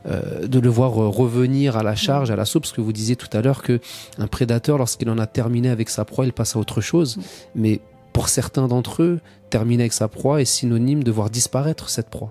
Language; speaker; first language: French; native; French